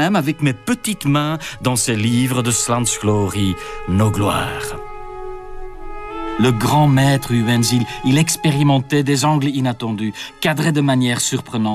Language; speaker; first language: French; non-native, fluent; Dutch